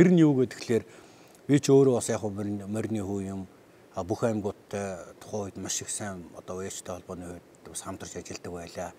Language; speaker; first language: Mongolian; native; Mongolian